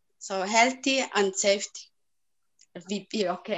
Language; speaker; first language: English; non-native, learner; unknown